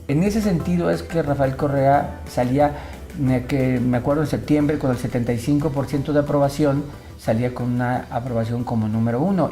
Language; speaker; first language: Spanish; native; Spanish